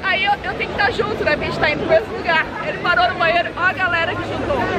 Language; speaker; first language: Portuguese; native; Portuguese